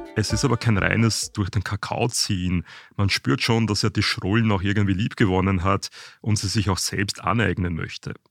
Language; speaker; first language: German; native; German